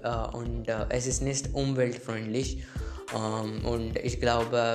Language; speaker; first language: German; non-native, learner; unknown